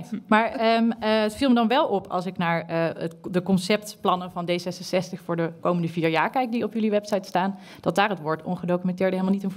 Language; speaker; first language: Dutch; native; Dutch